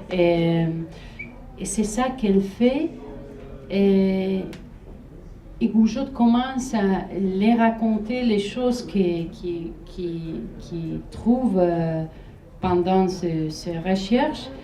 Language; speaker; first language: French; non-native, fluent; Spanish